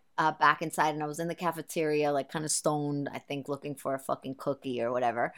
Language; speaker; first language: English; early bilingual, other home language; German